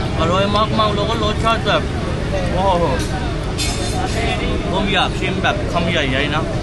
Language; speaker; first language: Thai; non-native, fluent; Urdu